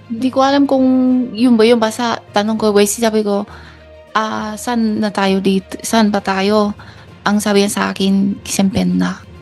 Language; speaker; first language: Filipino; non-native, learner; Chinese